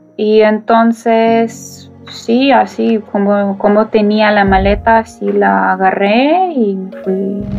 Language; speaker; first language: Spanish; non-native, fluent; Ukrainian